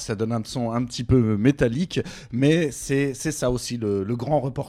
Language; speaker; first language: French; native; French